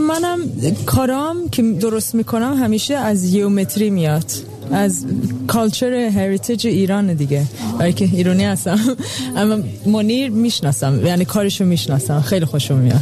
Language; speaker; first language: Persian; early bilingual, heritage; Persian